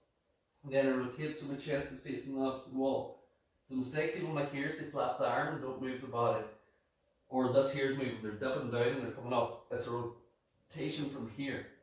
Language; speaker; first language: English; native; English